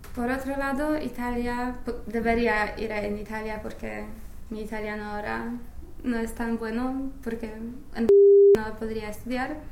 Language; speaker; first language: Spanish; non-native, fluent; English